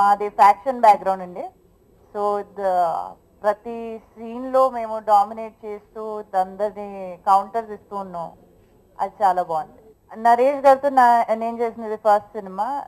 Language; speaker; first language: Telugu; non-native, local second language; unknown